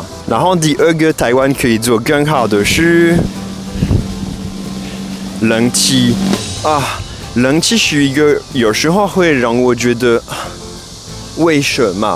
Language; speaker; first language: Chinese; non-native, fluent; French